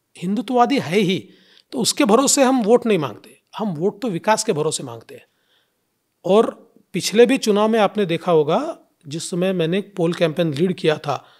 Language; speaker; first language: Hindi; non-native, local second language; Marathi